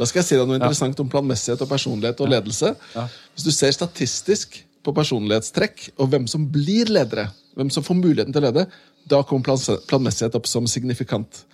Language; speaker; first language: Norwegian; native; Norwegian